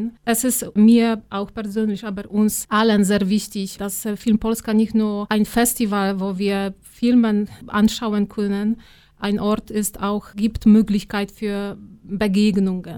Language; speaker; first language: German; non-native, fluent; Polish